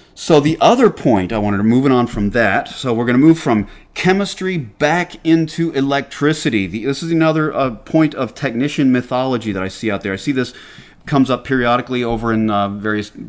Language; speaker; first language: English; native; English